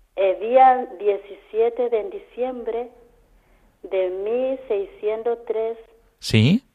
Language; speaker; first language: Spanish; non-native, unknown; Kamba